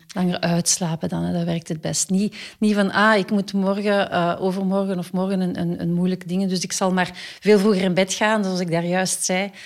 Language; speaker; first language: Dutch; native; Dutch